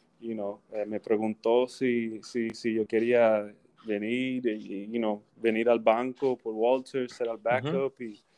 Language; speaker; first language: Spanish; early bilingual, heritage; English